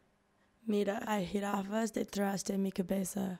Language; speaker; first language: Spanish; non-native, learner; English